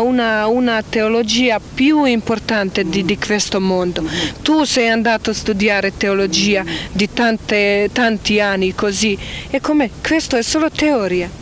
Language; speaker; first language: Italian; non-native, learner; Croatian